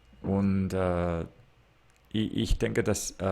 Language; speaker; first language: German; non-native, learner; English